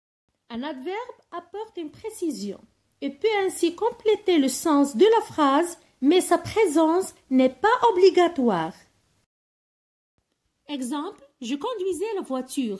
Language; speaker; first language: French; non-native, local second language; Arabic